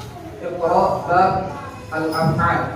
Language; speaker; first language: Arabic; non-native, learner; Indonesian